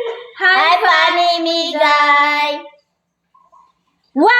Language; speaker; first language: English; non-native, local second language; Cebuano